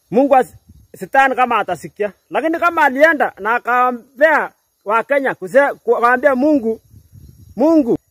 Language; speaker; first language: Swahili; non-native, local second language; Kalenjin